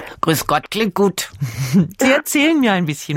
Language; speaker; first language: German; native; German